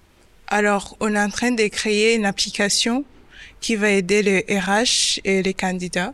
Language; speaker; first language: French; non-native, local second language; Kinyarwanda